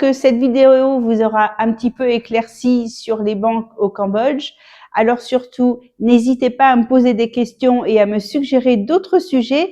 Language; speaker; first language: French; native; French